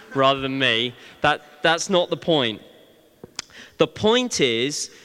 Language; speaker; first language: English; native; English